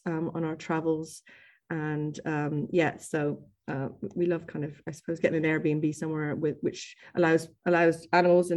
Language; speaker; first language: English; native; English